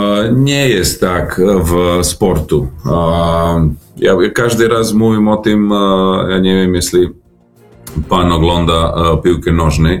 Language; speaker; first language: Polish; non-native, learner; Serbian